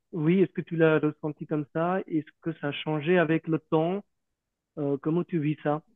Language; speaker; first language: French; non-native, fluent; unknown